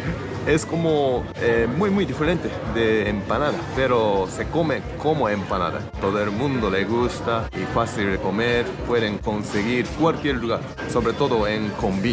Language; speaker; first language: Spanish; non-native, learner; Japanese